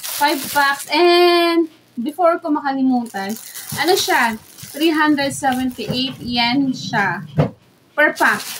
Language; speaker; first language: Filipino; native; Filipino